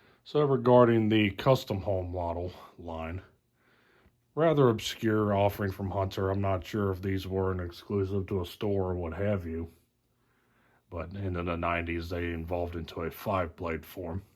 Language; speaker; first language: English; native; English